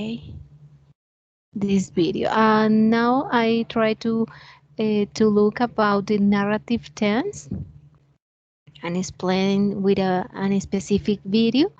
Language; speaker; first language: English; non-native, learner; Spanish